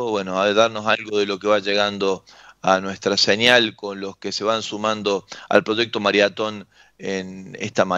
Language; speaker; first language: Spanish; native; Spanish